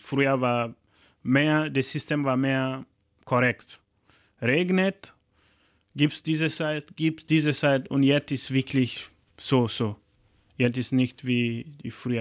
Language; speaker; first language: German; non-native, learner; Fula